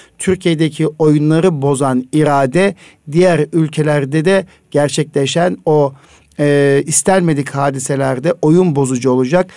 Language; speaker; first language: Turkish; native; Turkish